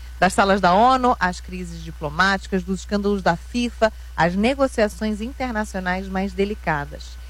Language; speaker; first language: Portuguese; native; Portuguese